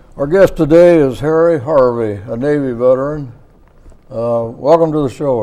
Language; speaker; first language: English; native; English